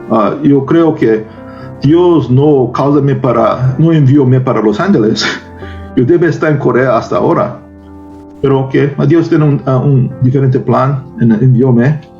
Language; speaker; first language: Spanish; non-native, learner; Korean